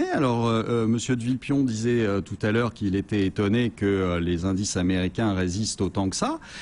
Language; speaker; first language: French; native; French